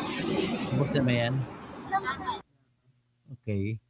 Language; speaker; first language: Filipino; native; Filipino